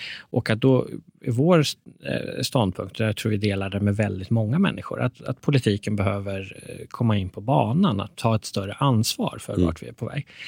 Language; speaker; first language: Swedish; early bilingual, other home language; Persian